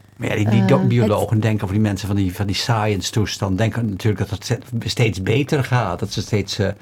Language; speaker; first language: Dutch; native; Dutch